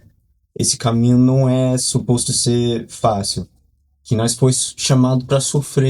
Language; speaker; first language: Portuguese; early bilingual, heritage; Portuguese